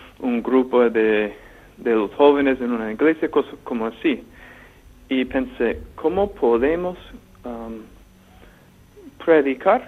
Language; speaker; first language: Spanish; non-native, fluent; English